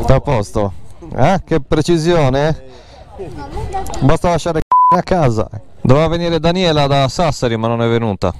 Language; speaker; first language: Italian; native; Italian